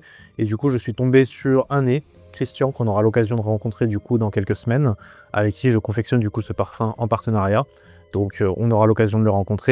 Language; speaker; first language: French; native; French